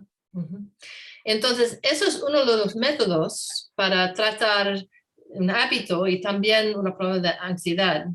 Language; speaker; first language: Spanish; non-native, learner; English